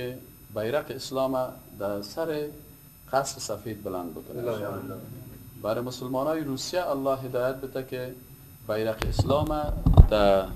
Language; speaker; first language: Persian; native; Persian